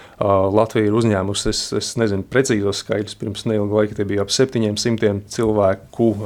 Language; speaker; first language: Latvian; native; Latvian